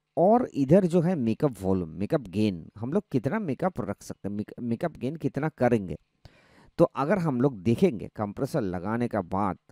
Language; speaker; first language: Hindi; non-native, local second language; Bangla